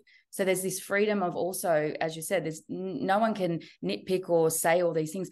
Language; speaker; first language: English; native; English